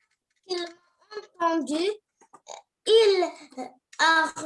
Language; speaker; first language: French; non-native, learner; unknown